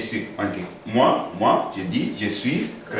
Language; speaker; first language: French; non-native, fluent; Korean